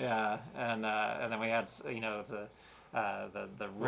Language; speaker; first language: English; native; English